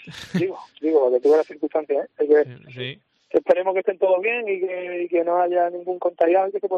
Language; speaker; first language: Spanish; native; Spanish